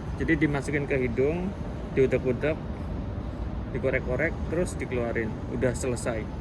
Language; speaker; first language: Indonesian; native; Indonesian